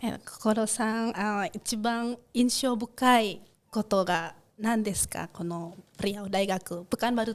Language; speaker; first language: Japanese; non-native, fluent; Indonesian